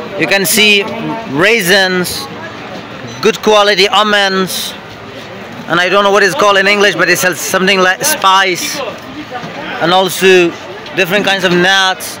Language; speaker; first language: English; non-native, fluent; Persian